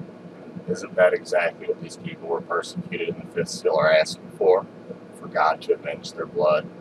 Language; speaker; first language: English; native; English